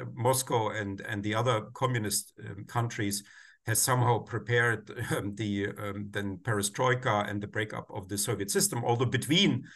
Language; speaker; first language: English; non-native, fluent; German